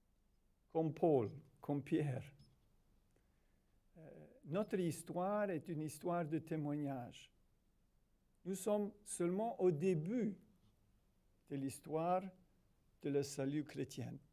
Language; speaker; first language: French; non-native, fluent; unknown